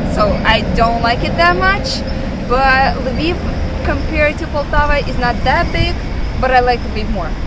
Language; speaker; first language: English; non-native, fluent; Ukrainian